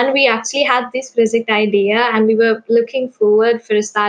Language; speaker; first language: English; non-native, local second language; Sinhala